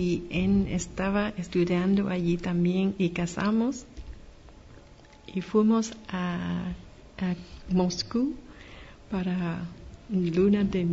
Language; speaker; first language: Spanish; non-native, learner; Vietnamese